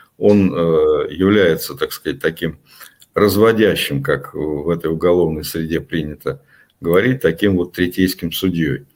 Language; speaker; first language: Russian; native; Russian